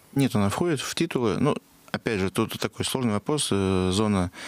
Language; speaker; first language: Russian; native; Russian